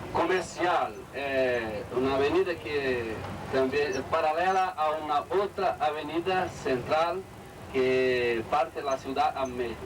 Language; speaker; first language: Spanish; non-native, learner; Portuguese